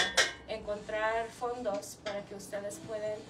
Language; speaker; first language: Spanish; early bilingual, heritage; English